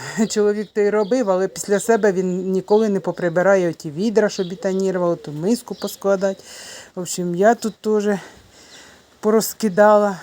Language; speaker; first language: Ukrainian; native; Ukrainian